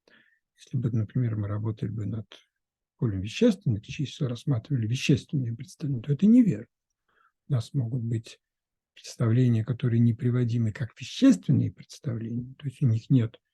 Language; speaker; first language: Russian; native; Russian